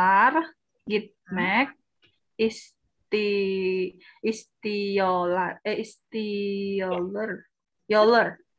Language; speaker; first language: Turkish; non-native, learner; Indonesian